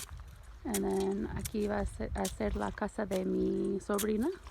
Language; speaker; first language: Spanish; non-native, learner; English